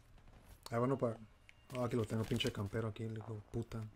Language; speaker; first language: Spanish; native; Spanish